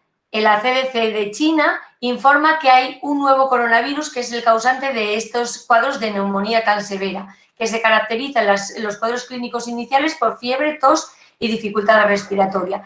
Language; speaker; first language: Spanish; native; Spanish